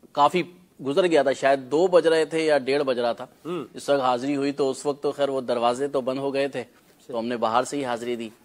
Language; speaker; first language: Urdu; non-native, local second language; Punjabi